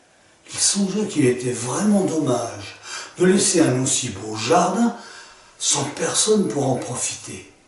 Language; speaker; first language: French; native; French